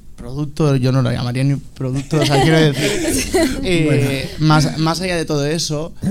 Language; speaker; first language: Spanish; native; Spanish